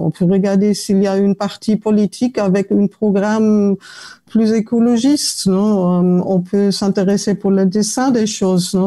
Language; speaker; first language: French; non-native, fluent; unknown